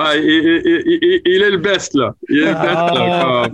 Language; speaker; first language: French; non-native, local second language; Arabic